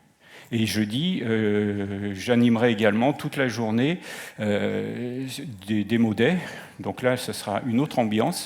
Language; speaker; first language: French; native; French